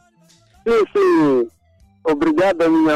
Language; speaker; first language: Portuguese; non-native, local second language; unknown